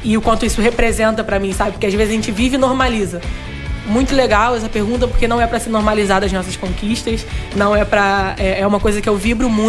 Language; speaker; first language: Portuguese; native; Portuguese